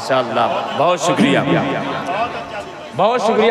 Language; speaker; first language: Urdu; native; Urdu